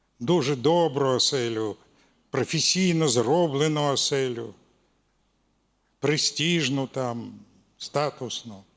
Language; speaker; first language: Ukrainian; non-native, local second language; Russian